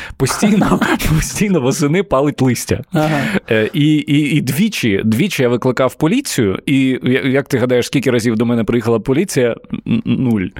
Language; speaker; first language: Ukrainian; native; Ukrainian